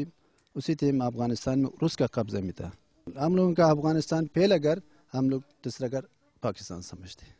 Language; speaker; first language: Hindi; non-native, learner; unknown